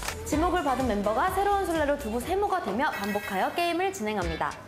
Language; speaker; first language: Korean; native; Korean